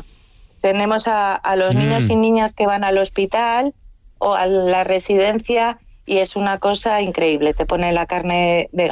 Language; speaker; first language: Spanish; native; Spanish